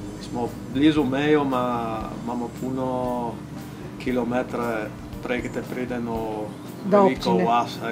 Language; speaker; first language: Slovenian; early bilingual, heritage; Slovenian